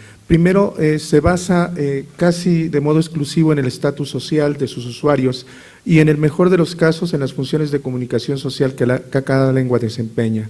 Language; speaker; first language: Spanish; native; Spanish